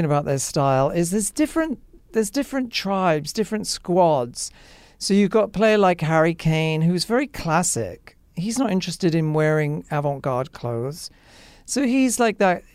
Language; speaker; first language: English; native; English